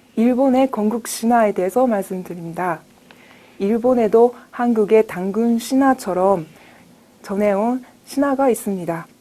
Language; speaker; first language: Korean; non-native, fluent; Japanese